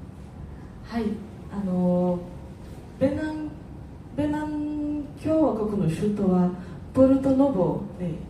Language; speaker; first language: Japanese; non-native, fluent; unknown